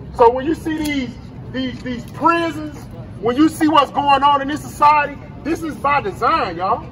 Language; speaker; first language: English; native; English